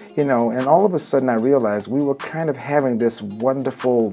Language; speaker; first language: English; native; English